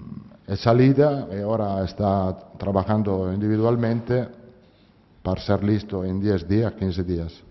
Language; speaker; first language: Spanish; non-native, fluent; Italian